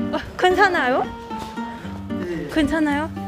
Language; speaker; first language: Korean; non-native, learner; Cantonese